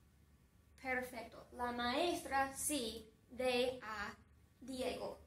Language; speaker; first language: Spanish; non-native, fluent; English